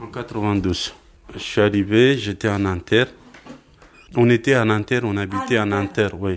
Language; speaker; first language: French; non-native, fluent; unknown